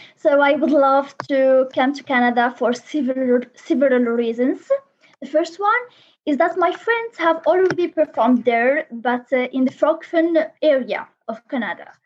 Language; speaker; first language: English; non-native, learner; Arabic